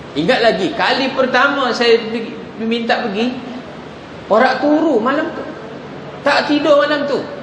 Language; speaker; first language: Malay; native; Malay